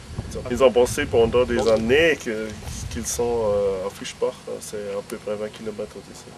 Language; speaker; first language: French; non-native, fluent; German